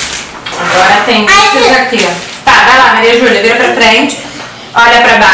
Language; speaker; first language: Portuguese; native; Portuguese